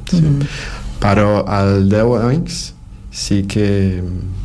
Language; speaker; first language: Catalan; non-native, fluent; Portuguese